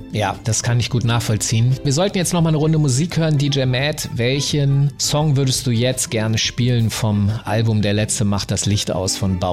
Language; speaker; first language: German; native; German